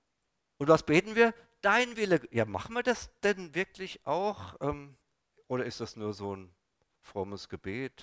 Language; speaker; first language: German; native; German